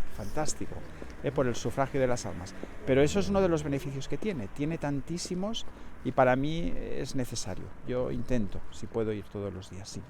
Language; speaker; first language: Spanish; native; Spanish